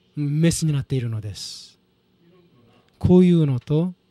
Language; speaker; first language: Japanese; non-native, fluent; Korean